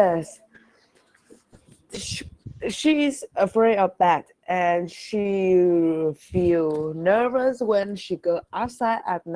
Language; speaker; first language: English; non-native, learner; Vietnamese